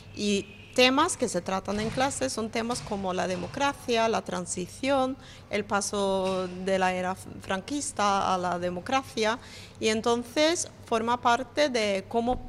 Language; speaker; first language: Spanish; non-native, fluent; Norwegian